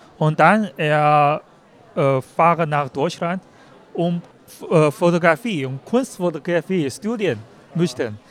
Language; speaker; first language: German; non-native, learner; Chinese